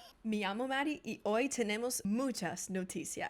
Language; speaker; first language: Spanish; non-native, fluent; English